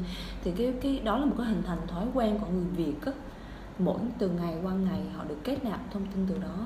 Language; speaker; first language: Vietnamese; native; Vietnamese